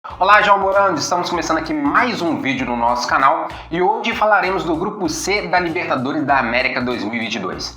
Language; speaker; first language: Portuguese; native; Portuguese